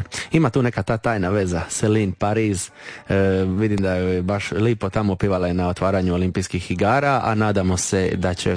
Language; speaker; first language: Serbian; native; Serbian